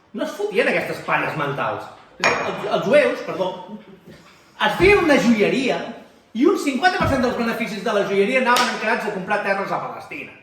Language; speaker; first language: Catalan; native; Catalan